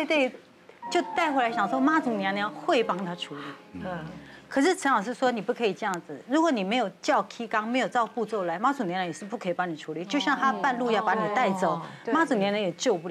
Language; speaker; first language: Chinese; native; Chinese